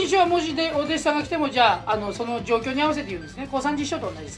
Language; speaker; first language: Japanese; native; Japanese